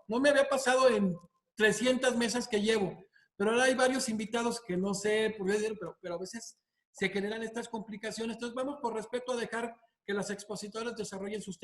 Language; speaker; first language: Spanish; native; Spanish